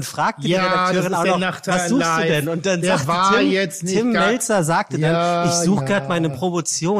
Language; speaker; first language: German; native; German